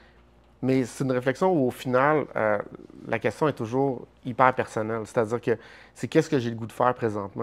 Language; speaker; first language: French; native; French